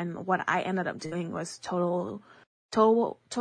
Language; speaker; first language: English; early bilingual, other home language; Chinese